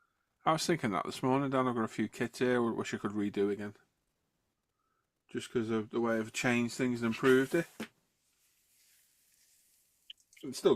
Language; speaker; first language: English; native; English